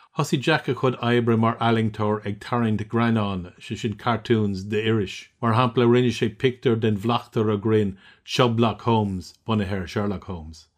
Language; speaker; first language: Irish; non-native, local second language; English